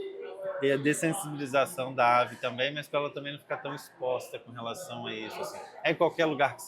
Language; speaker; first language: Portuguese; native; Portuguese